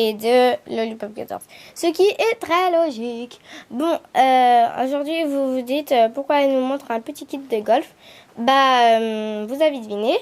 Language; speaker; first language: French; native; French